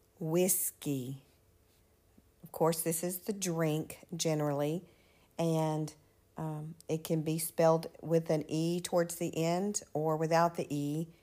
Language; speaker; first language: English; native; English